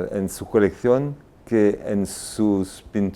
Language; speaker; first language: Spanish; non-native, fluent; French